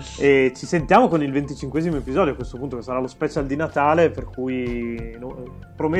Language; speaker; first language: Italian; native; Italian